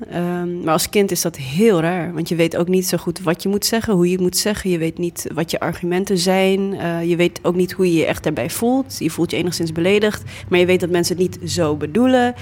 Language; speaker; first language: Dutch; early bilingual, other home language; English